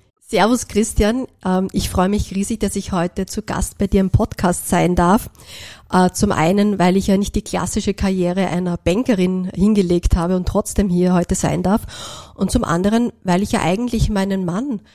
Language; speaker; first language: German; native; German